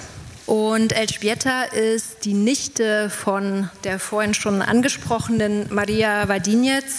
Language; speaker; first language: German; native; German